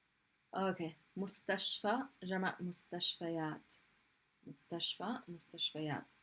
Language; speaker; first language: Arabic; non-native, fluent; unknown